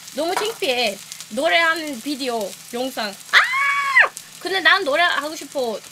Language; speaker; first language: Korean; non-native, learner; Swedish